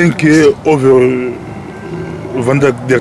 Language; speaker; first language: Dutch; non-native, learner; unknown